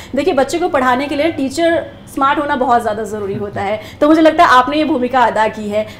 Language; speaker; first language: Hindi; native; Hindi